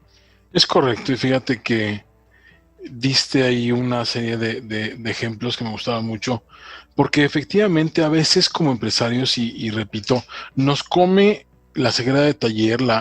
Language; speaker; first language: Spanish; native; Spanish